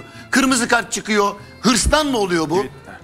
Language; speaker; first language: Turkish; native; Turkish